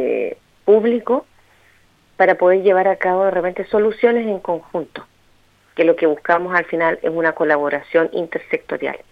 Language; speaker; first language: Spanish; native; Spanish